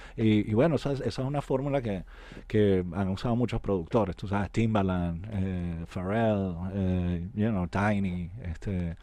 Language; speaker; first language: Spanish; native; Spanish